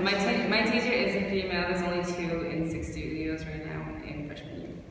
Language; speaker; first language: English; non-native, learner; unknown